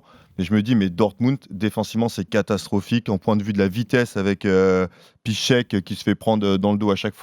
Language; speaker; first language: French; native; French